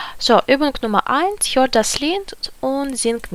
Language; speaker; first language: German; non-native, learner; Ukrainian